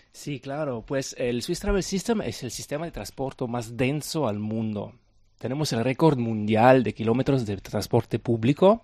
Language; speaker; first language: Spanish; non-native, fluent; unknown